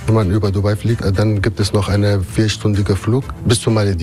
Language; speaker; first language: German; non-native, fluent; Arabic